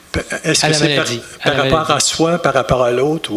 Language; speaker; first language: French; native; French